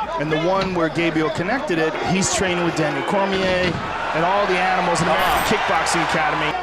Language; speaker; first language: English; native; English